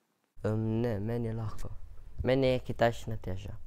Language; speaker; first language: Slovenian; early bilingual, other home language; Chinese